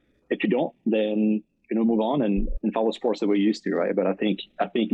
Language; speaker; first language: English; non-native, fluent; French